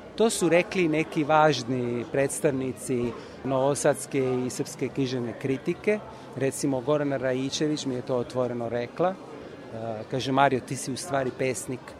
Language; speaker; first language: Serbian; non-native, fluent; Italian